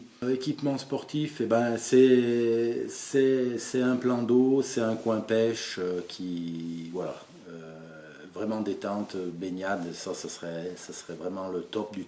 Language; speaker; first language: French; native; French